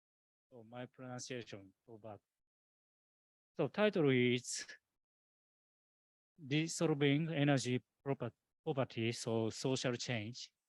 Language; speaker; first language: English; non-native, learner; Japanese